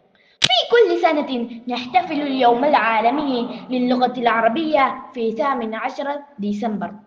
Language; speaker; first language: Arabic; non-native, learner; Malayalam